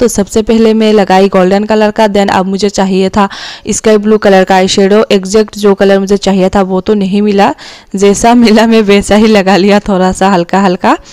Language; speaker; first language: Hindi; non-native, local second language; Assamese